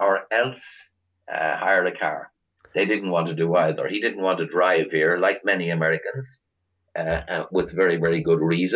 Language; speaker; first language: English; native; English